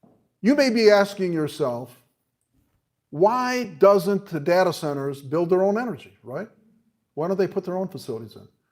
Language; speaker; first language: English; native; English